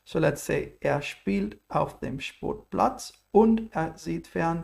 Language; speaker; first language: German; non-native, fluent; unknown